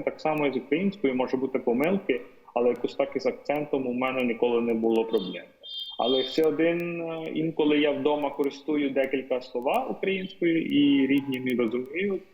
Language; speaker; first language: Ukrainian; non-native, fluent; Tamil